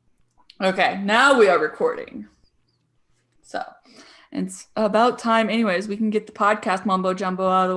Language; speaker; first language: English; native; English